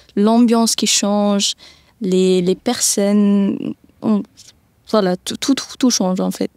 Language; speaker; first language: French; early bilingual, other home language; Persian